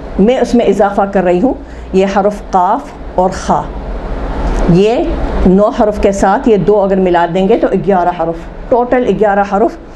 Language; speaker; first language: Urdu; native; Urdu